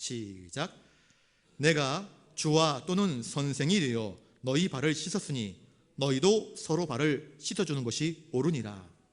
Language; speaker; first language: Korean; native; Korean